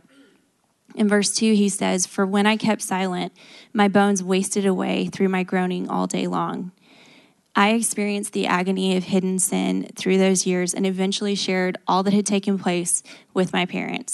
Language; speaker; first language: English; native; English